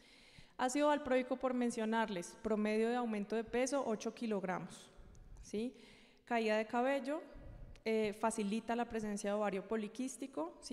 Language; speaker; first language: Spanish; native; Spanish